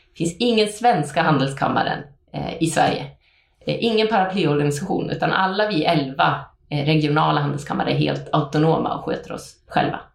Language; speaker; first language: Swedish; native; Swedish